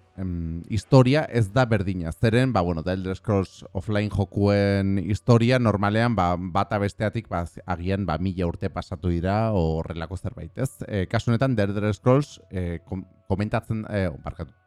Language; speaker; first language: Basque; non-native, local second language; Spanish